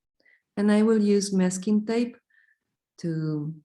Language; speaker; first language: English; non-native, fluent; Spanish